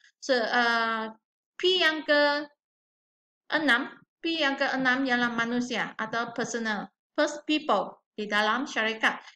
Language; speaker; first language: Malay; non-native, local second language; Chinese